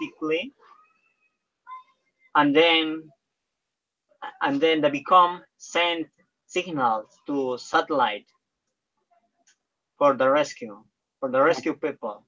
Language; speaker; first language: English; non-native, learner; Spanish